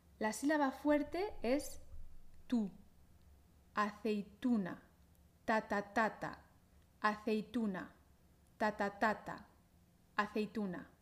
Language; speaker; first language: Spanish; native; Spanish